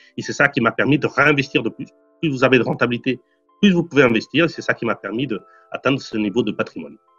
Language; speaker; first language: French; non-native, fluent; Portuguese